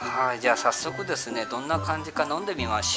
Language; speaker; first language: Japanese; native; Japanese